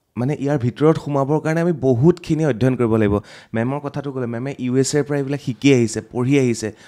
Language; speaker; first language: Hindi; non-native, local second language; Assamese